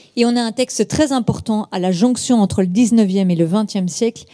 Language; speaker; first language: French; native; French